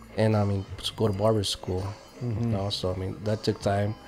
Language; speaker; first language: English; native; English